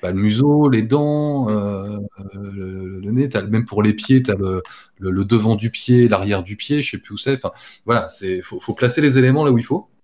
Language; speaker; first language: French; native; French